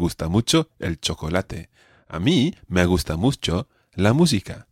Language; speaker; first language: Spanish; non-native, fluent; English